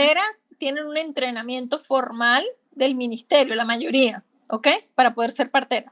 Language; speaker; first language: Spanish; native; Spanish